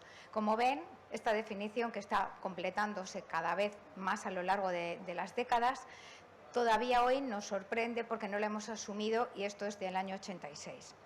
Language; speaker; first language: Spanish; native; Spanish